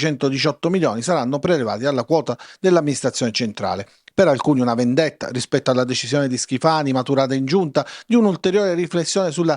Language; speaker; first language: Italian; native; Italian